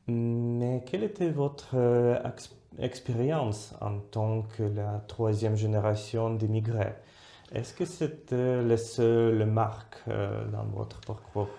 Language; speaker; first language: French; non-native, fluent; Russian